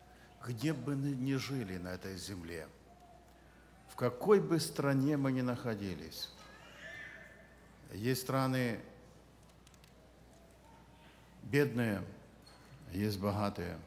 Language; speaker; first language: Russian; non-native, local second language; Ukrainian